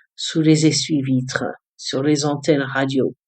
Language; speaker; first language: French; early bilingual, other home language; English